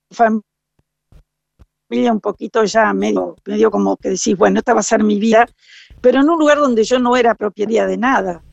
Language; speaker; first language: Spanish; native; Spanish